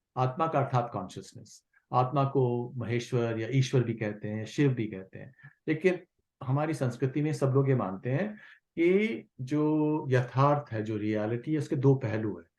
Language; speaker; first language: Hindi; non-native, local second language; Kashmiri